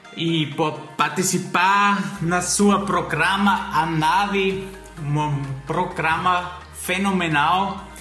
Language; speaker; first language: Portuguese; non-native, fluent; German